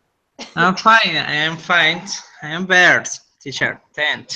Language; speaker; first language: English; non-native, learner; Spanish